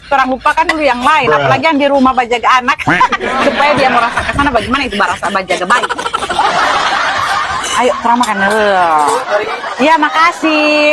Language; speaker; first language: Indonesian; non-native, local second language; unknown